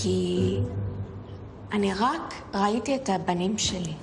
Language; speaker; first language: Hebrew; non-native, fluent; English